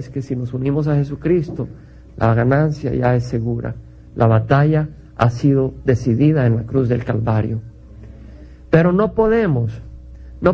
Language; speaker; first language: Spanish; native; Spanish